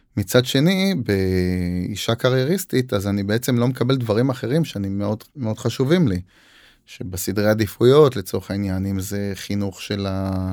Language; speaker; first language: Hebrew; native; Hebrew